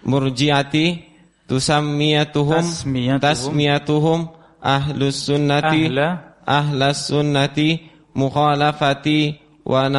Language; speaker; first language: Arabic; non-native, learner; Indonesian